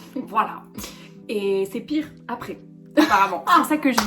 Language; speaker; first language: French; native; French